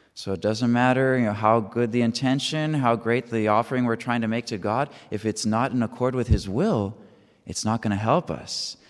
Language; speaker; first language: English; native; English